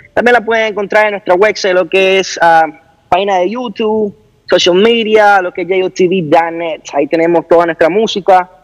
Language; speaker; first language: Spanish; native; Spanish